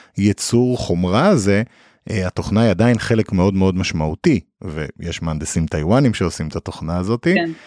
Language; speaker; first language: Hebrew; native; Hebrew